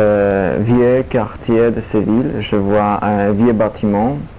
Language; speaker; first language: French; non-native, learner; Polish